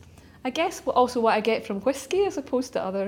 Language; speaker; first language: English; native; English